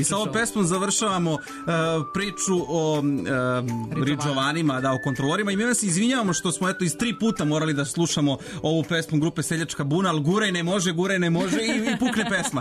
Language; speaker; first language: Serbian; native; Serbian